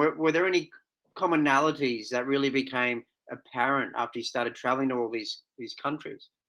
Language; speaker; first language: English; native; English